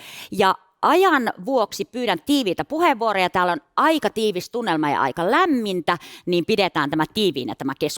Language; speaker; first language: Finnish; native; Finnish